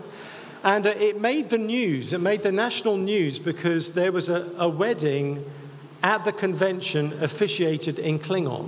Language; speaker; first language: English; native; English